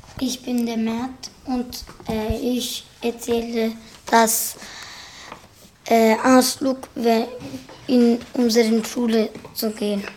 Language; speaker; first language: German; non-native, local second language; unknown